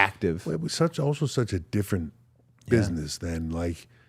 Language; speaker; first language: English; native; English